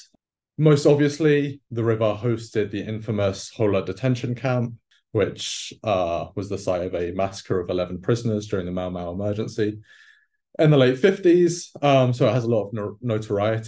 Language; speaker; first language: English; native; English